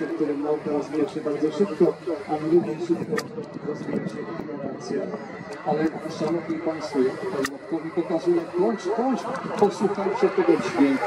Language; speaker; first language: Polish; native; Polish